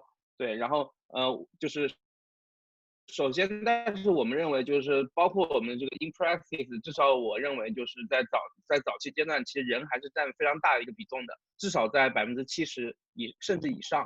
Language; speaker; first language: Chinese; native; Chinese